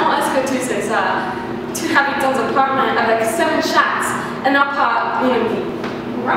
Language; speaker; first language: French; non-native, learner; English